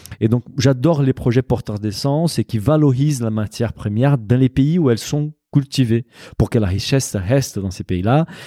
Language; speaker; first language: French; non-native, fluent; Portuguese